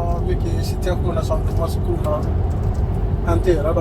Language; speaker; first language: Swedish; non-native, fluent; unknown